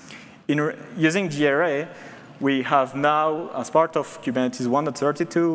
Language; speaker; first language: English; non-native, fluent; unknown